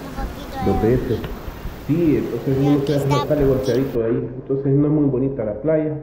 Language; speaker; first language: Spanish; native; Spanish